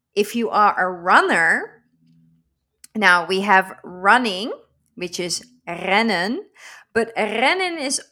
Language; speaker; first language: English; non-native, fluent; Dutch